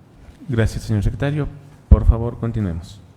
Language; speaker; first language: Spanish; native; Spanish